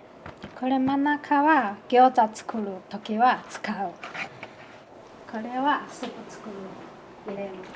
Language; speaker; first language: Japanese; non-native, learner; Chinese